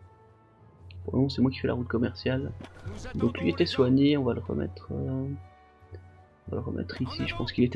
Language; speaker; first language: French; native; French